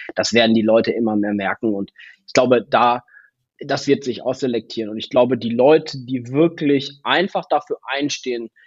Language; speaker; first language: German; native; German